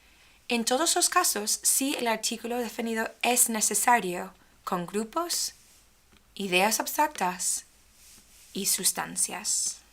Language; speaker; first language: Spanish; non-native, fluent; English